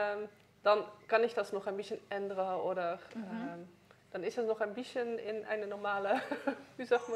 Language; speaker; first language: German; non-native, learner; Dutch